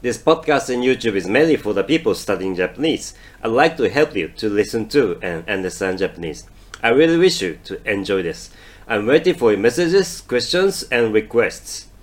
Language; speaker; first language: English; non-native, learner; Japanese